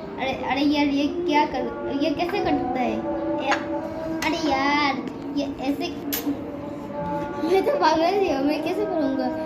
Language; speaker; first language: Hindi; non-native, learner; Bangla